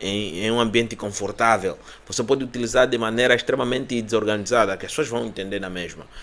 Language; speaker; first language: Portuguese; native; Portuguese